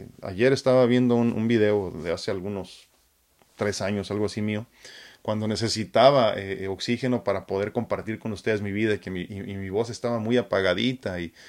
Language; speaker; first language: Spanish; native; Spanish